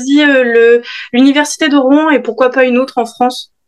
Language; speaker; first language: French; native; French